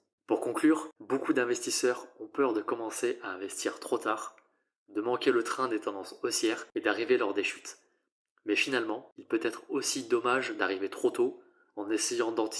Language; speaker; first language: French; native; French